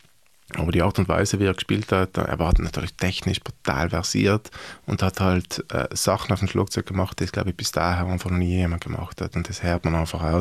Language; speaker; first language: German; native; German